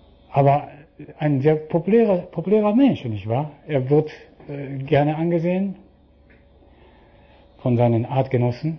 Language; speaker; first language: German; non-native, fluent; Japanese